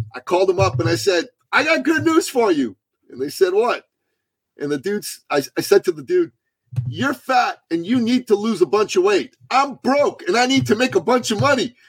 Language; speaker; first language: English; early bilingual, other home language; Persian